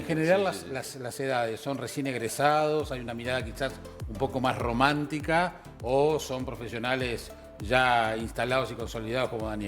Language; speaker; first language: Spanish; native; Spanish